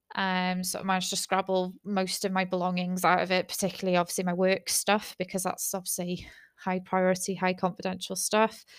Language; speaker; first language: English; native; English